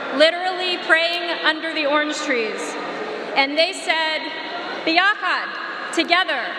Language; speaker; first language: English; native; English